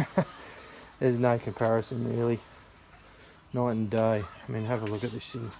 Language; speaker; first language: English; native; English